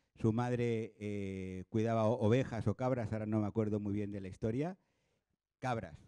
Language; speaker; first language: Spanish; non-native, local second language; Catalan